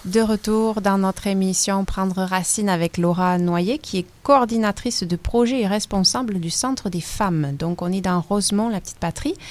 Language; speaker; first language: French; native; French